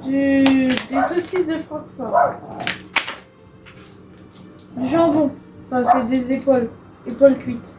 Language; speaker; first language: French; native; French